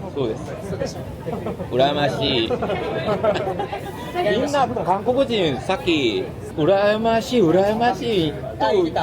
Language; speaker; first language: Japanese; non-native, learner; Korean